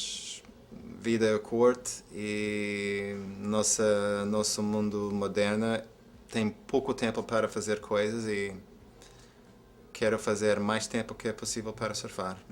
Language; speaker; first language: Portuguese; non-native, fluent; English